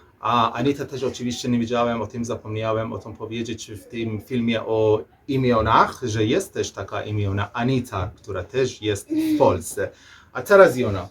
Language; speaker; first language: Polish; non-native, learner; Persian